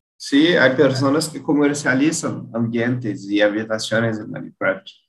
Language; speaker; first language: Spanish; non-native, learner; Portuguese